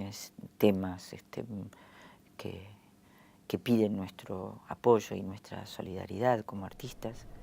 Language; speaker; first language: Spanish; native; Spanish